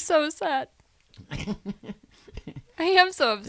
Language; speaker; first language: English; native; English